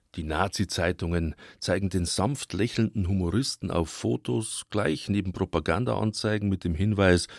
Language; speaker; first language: German; native; German